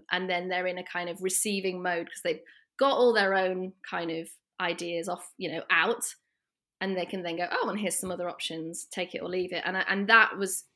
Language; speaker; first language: English; native; English